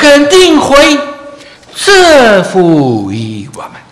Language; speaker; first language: Chinese; non-native, fluent; English